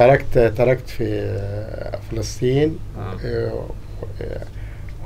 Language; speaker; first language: Arabic; native; Arabic